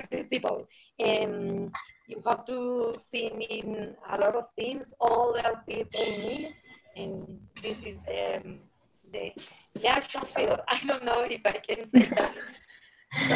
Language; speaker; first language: English; non-native, learner; Spanish